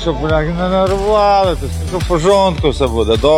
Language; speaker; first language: Polish; non-native, learner; Ukrainian